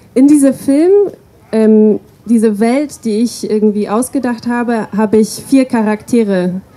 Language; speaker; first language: German; non-native, fluent; English